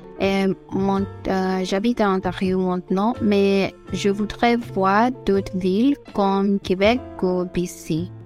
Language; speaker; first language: French; non-native, fluent; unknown